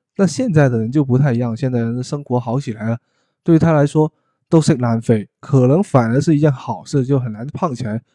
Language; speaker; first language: Chinese; non-native, local second language; Cantonese